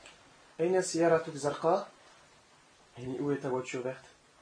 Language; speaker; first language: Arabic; non-native, learner; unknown